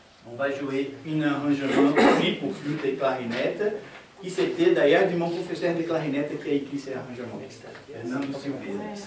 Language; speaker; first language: French; non-native, fluent; Portuguese